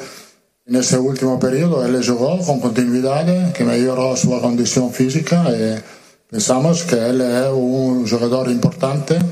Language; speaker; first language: Portuguese; non-native, learner; Italian